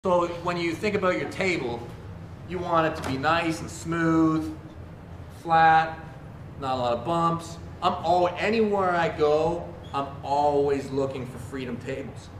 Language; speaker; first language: English; native; English